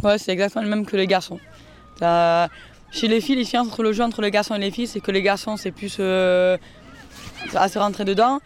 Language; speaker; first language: French; native; French